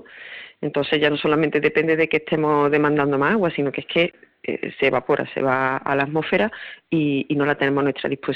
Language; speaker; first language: Spanish; native; Spanish